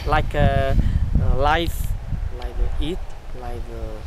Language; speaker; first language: English; non-native, learner; Vietnamese